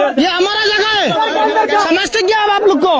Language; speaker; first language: Hindi; non-native, learner; Bangla